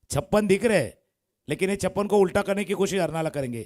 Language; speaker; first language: Hindi; non-native, local second language; Marathi